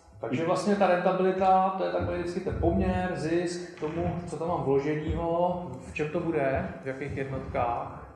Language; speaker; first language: Czech; native; Czech